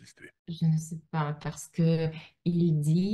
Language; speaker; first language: French; non-native, learner; Russian